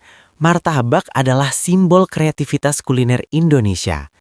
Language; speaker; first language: Indonesian; native; Indonesian